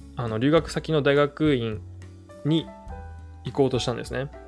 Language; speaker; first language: Japanese; native; Japanese